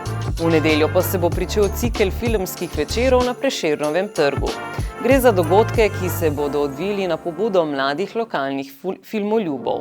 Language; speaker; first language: Slovenian; native; Slovenian